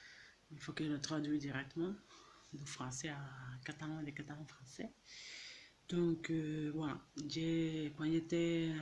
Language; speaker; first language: French; non-native, fluent; Catalan